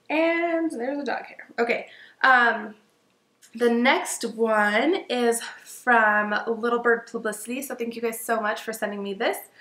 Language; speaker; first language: English; native; English